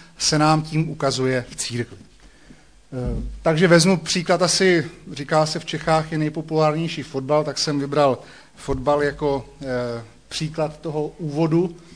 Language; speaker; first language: Czech; native; Czech